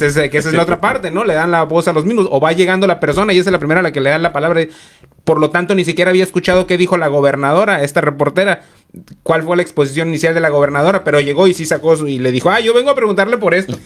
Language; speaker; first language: Spanish; native; Spanish